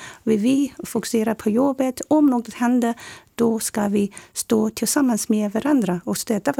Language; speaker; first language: Swedish; non-native, fluent; Chinese